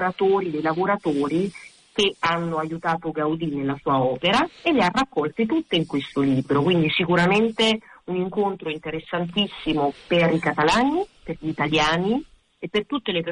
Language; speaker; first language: Italian; native; Italian